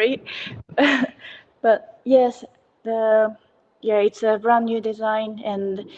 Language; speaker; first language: English; non-native, learner; Japanese